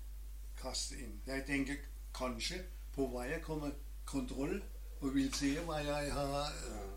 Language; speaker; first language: Danish; non-native, learner; German